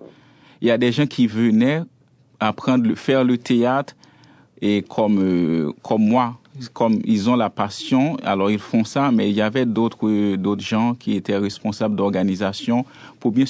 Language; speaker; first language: French; non-native, local second language; Haitian Creole